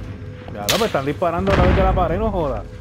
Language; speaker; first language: Spanish; native; Spanish